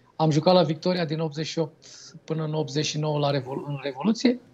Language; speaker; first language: Romanian; native; Romanian